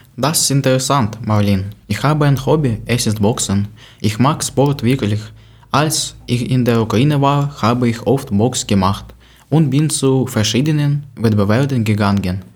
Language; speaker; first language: German; non-native, learner; Ukrainian